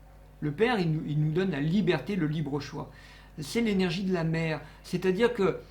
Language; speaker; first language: French; native; French